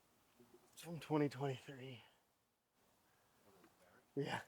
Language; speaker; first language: English; native; English